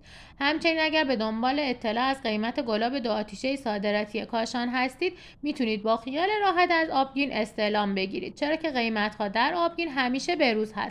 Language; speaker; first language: Persian; native; Persian